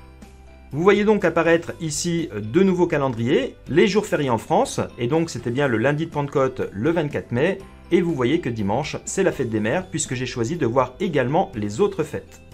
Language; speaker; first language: French; native; French